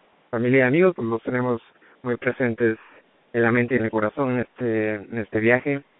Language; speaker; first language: Spanish; native; Spanish